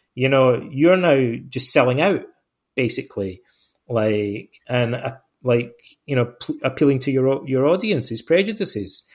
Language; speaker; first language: English; native; English